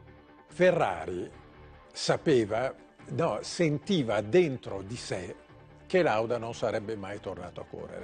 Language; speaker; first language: Italian; native; Italian